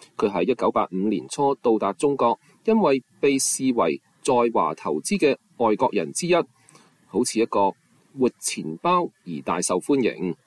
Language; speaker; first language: Chinese; non-native, local second language; Cantonese